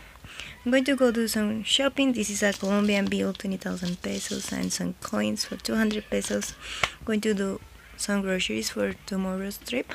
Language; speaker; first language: English; non-native, fluent; Spanish